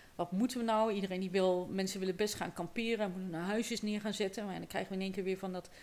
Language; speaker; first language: Dutch; native; Dutch